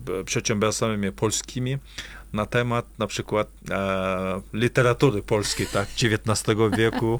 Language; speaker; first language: Polish; non-native, fluent; Kazakh